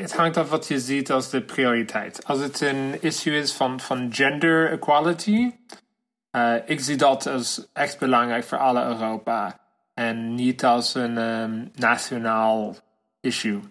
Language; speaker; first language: Dutch; non-native, learner; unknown